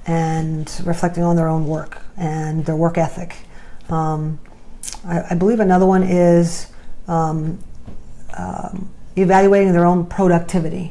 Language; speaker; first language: English; native; English